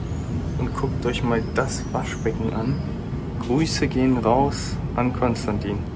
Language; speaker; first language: German; native; German